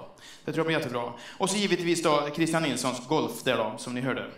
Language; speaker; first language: Swedish; native; Swedish